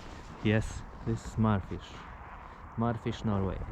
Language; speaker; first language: English; non-native, learner; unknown